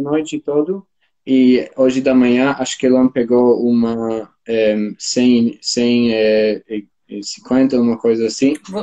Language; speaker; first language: Portuguese; non-native, fluent; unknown